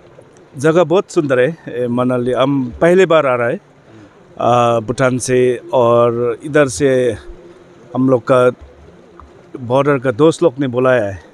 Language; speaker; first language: Hindi; non-native, learner; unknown